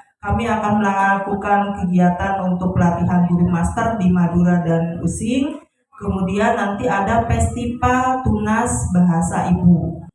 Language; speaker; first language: Indonesian; non-native, local second language; Sundanese